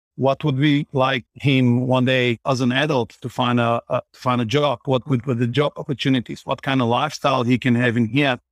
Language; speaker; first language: English; non-native, fluent; Bulgarian